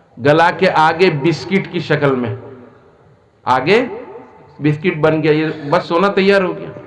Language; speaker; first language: Urdu; non-native, local second language; Assamese